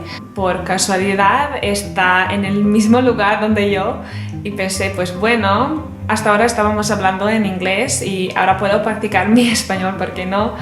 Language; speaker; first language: Spanish; non-native, fluent; Serbian